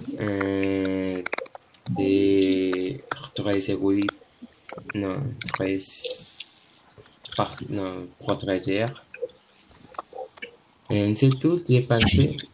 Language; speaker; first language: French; non-native, learner; Spanish